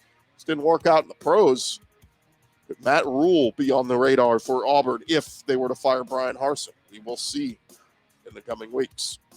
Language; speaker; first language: English; native; English